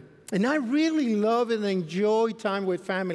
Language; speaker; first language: English; non-native, fluent; Spanish